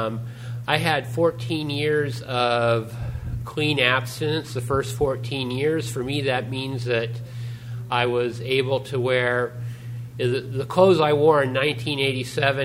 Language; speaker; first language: English; native; English